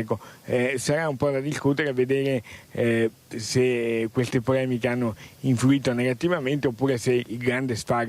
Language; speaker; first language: Italian; native; Italian